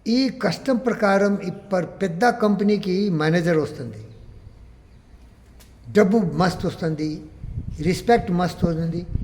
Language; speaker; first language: Telugu; non-native, learner; Hindi